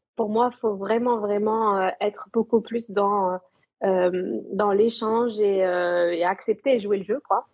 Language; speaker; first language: French; non-native, local second language; Arabic